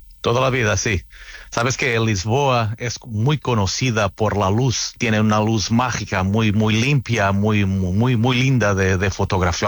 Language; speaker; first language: Spanish; non-native, fluent; Portuguese